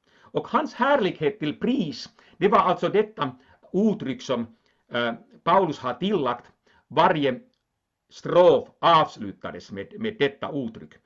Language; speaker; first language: Swedish; non-native, local second language; Finnish